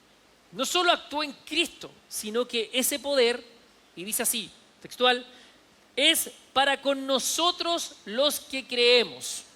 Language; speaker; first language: Spanish; native; Spanish